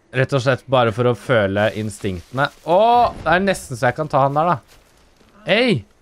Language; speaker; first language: Norwegian; native; Norwegian